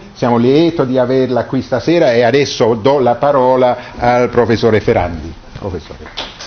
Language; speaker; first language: Italian; non-native, fluent; English